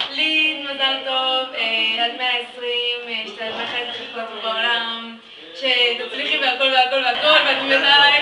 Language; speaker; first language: Hebrew; native; Hebrew